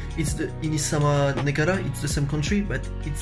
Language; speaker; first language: English; non-native, learner; French